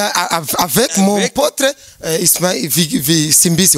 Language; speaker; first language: French; non-native, learner; Rundi